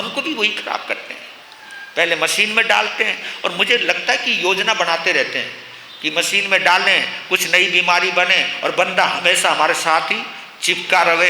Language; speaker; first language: Hindi; native; Hindi